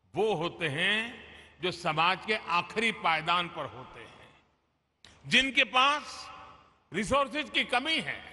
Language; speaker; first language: Hindi; non-native, local second language; Gujarati